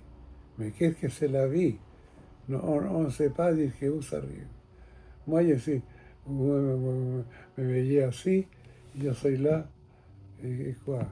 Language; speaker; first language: French; non-native, fluent; Spanish